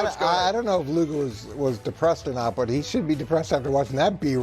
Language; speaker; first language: English; native; English